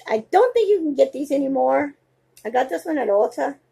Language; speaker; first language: English; native; English